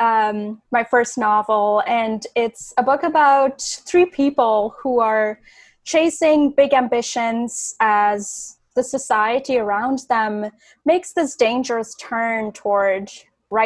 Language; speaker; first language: English; non-native, local second language; Bangla